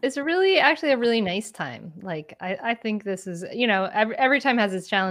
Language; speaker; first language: English; native; English